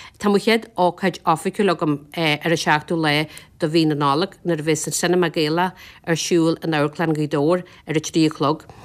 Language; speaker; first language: Irish; native; Irish